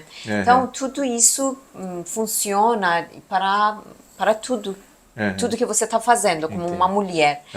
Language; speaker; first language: Portuguese; non-native, learner; Persian